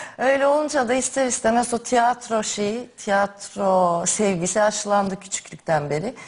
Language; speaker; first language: Turkish; native; Turkish